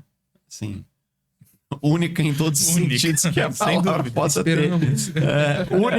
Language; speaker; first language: Portuguese; native; Portuguese